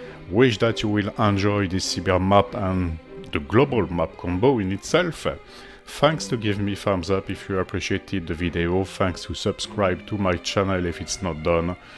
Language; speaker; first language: English; non-native, fluent; French